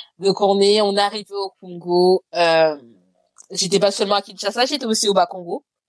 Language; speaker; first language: French; native; French